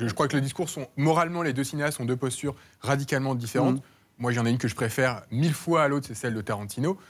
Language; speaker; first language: French; native; French